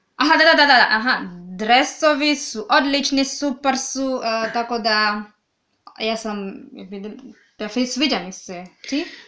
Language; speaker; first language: Serbian; non-native, learner; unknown